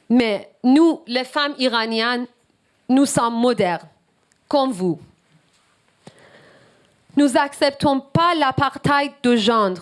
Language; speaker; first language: French; non-native, learner; Persian